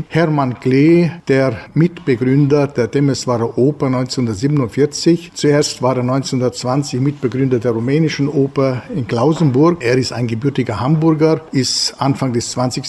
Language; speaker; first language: German; native; German